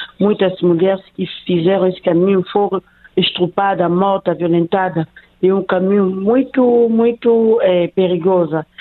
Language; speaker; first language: Portuguese; non-native, fluent; Lingala